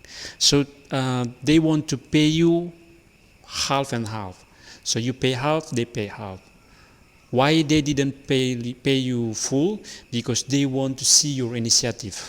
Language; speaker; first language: English; non-native, learner; Indonesian